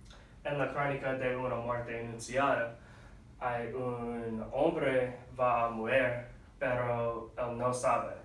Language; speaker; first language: Spanish; non-native, learner; English